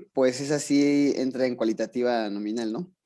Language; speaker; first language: Spanish; native; Spanish